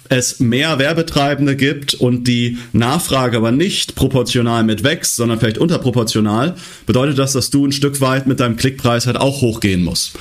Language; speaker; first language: German; native; German